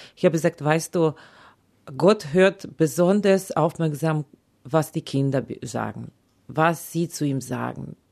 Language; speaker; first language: German; non-native, fluent; Ukrainian